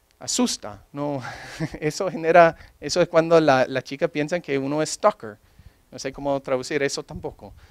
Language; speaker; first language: Spanish; non-native, fluent; English